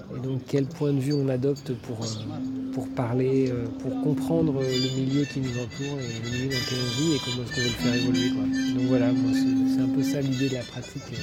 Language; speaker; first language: French; native; French